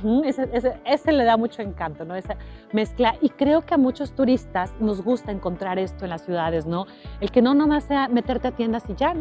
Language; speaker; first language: Spanish; native; Spanish